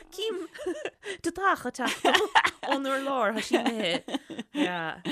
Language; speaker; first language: Irish; native; Irish